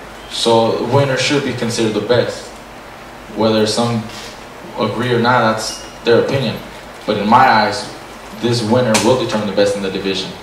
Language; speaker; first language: English; early bilingual, other home language; Spanish